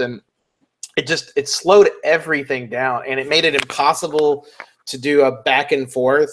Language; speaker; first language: English; native; English